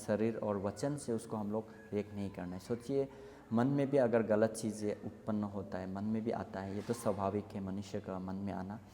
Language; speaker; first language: Hindi; non-native, local second language; Assamese